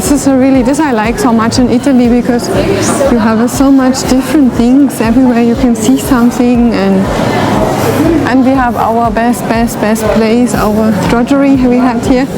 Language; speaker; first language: English; non-native, learner; German